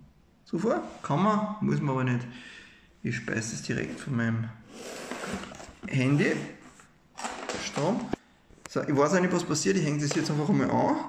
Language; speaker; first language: German; native; German